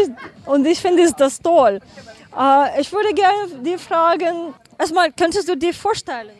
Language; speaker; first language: German; non-native, learner; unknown